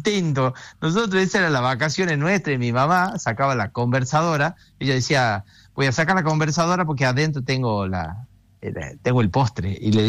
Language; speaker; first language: Spanish; native; Spanish